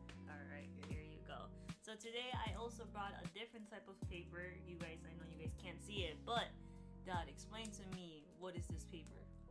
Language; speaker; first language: English; early bilingual, other home language; Spanish